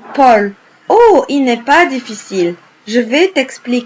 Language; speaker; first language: French; non-native, fluent; Arabic